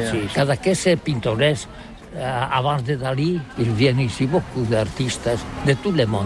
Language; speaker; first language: French; non-native, learner; Catalan